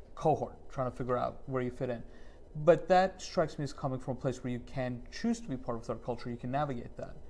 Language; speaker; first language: English; native; English